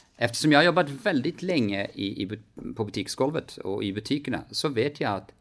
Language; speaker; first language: Swedish; early bilingual, other home language; Arabic